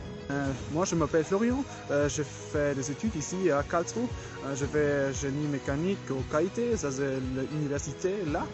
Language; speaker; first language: French; non-native, learner; German